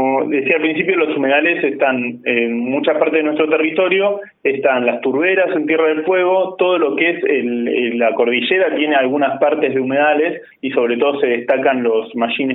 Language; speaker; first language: Spanish; native; Spanish